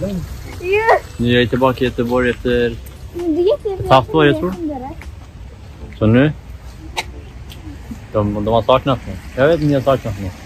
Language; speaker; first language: Swedish; early bilingual, other home language; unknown